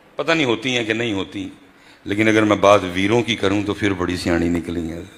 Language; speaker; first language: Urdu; non-native, local second language; Punjabi